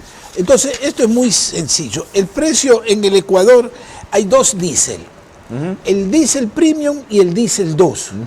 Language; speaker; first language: Spanish; native; Spanish